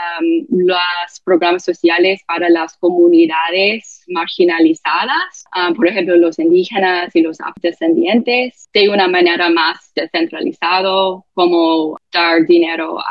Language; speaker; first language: Spanish; non-native, fluent; English